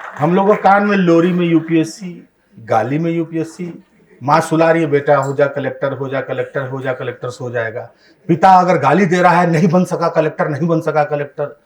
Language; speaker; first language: Hindi; native; Hindi